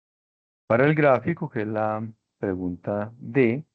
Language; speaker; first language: Spanish; native; Spanish